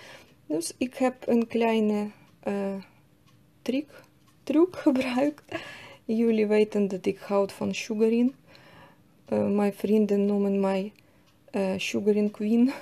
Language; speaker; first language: Dutch; non-native, learner; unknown